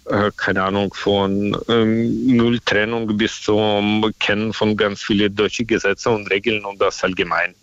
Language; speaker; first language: German; non-native, fluent; Russian